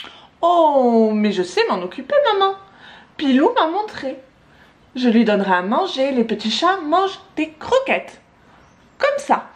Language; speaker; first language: French; native; French